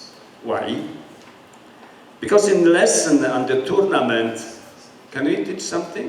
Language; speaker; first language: English; non-native, learner; Polish